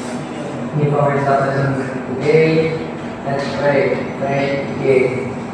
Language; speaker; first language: English; non-native, learner; Indonesian